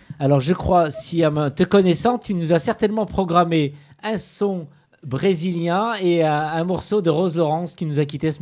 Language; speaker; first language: French; native; French